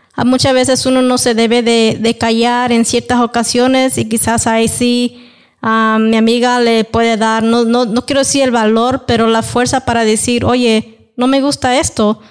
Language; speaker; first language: Spanish; early bilingual, heritage; Spanish